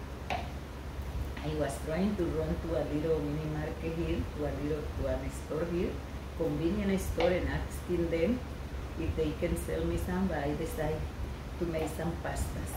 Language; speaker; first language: English; non-native, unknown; Spanish